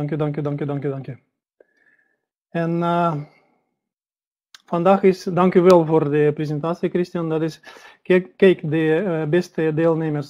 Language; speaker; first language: Dutch; non-native, learner; Russian